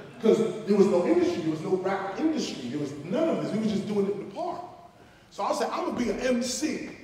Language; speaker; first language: English; native; English